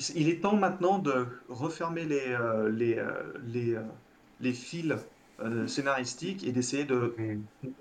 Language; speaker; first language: French; native; French